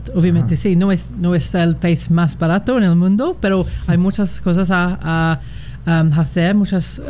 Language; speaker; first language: Spanish; non-native, fluent; English